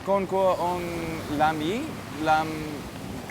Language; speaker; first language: Vietnamese; non-native, learner; English